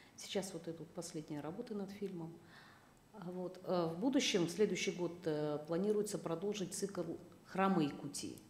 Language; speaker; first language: Russian; native; Russian